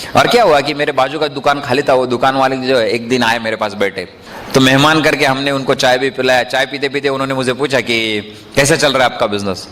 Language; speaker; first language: Hindi; non-native, local second language; Marathi